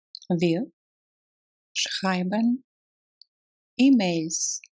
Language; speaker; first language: German; non-native, fluent; Russian